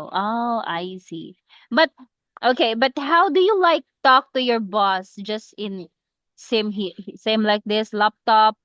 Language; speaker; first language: English; non-native, local second language; Cebuano